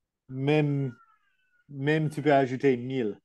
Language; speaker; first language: French; non-native, learner; English